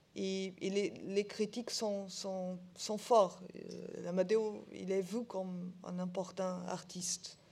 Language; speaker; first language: French; non-native, learner; Portuguese